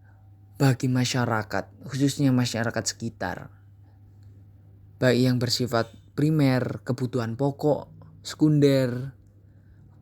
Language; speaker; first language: Indonesian; native; Indonesian